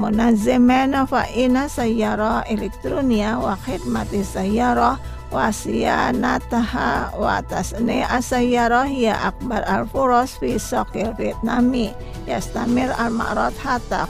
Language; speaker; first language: Arabic; non-native, learner; Indonesian